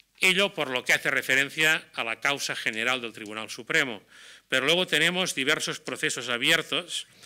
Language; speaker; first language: Spanish; non-native, local second language; Catalan